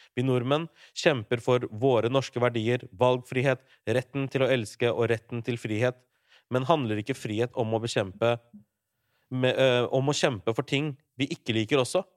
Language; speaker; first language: Norwegian; early bilingual, other home language; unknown